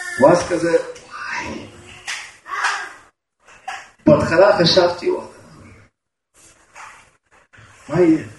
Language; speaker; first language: Hebrew; non-native, fluent; Russian